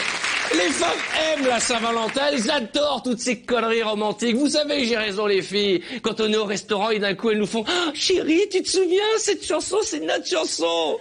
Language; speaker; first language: French; native; French